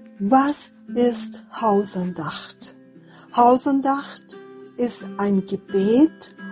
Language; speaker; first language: German; non-native, fluent; Portuguese